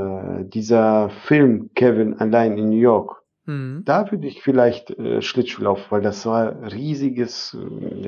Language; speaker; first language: German; non-native, fluent; Arabic